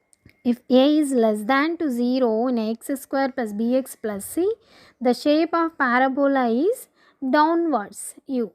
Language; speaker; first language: English; non-native, local second language; Telugu